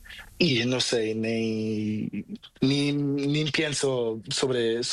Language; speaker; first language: Spanish; non-native, learner; Portuguese